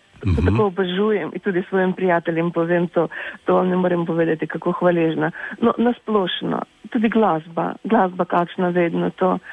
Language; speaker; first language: Slovenian; non-native, fluent; Ukrainian